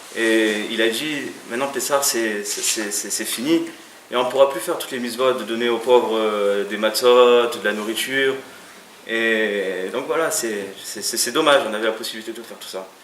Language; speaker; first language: French; native; French